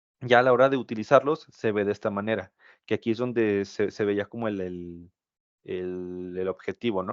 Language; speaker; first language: Spanish; native; Spanish